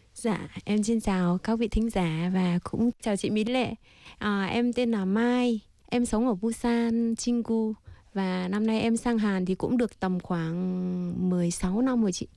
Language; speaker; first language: Vietnamese; native; Vietnamese